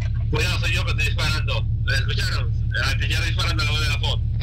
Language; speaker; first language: Spanish; native; Spanish